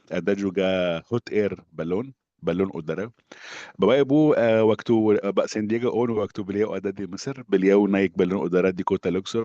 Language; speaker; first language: Indonesian; non-native, fluent; Arabic